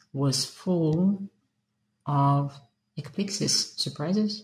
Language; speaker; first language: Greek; non-native, learner; Russian